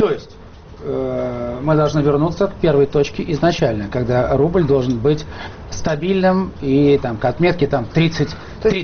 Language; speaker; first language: Russian; native; Russian